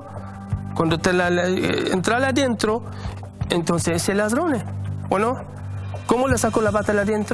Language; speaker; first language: Spanish; non-native, learner; Arabic